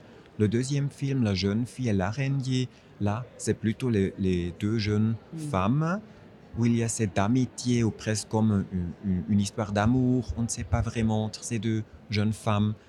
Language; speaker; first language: French; non-native, fluent; German